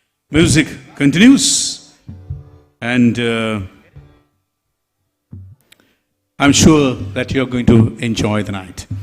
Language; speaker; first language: English; non-native, local second language; Tamil